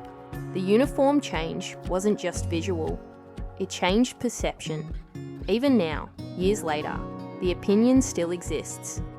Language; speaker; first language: English; native; English